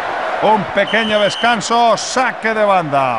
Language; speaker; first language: Spanish; native; Spanish